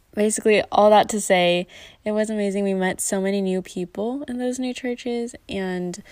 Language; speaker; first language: English; native; English